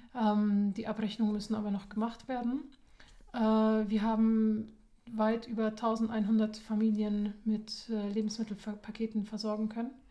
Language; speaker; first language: German; early bilingual, other home language; Persian